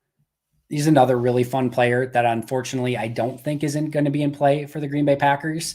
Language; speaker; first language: English; native; English